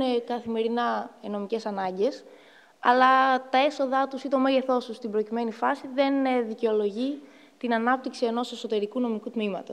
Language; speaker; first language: Greek; native; Greek